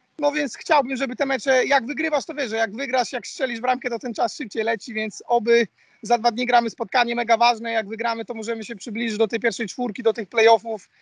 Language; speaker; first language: Polish; native; Polish